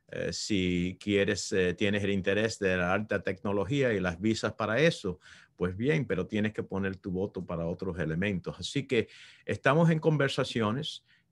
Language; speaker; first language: Spanish; early bilingual, heritage; Spanish